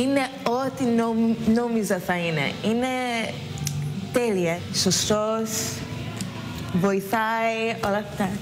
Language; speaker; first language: Greek; non-native, learner; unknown